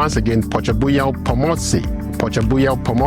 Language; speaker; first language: Polish; non-native, learner; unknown